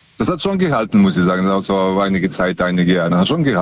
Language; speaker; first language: German; native; German